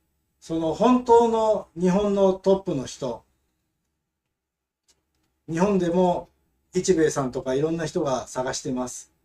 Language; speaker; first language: Japanese; non-native, fluent; Filipino